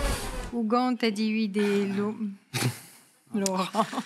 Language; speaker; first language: French; non-native, local second language; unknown